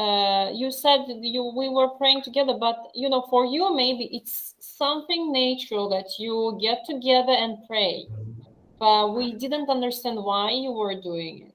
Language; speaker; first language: English; non-native, fluent; Russian